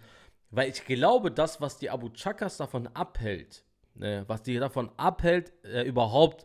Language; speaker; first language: German; native; German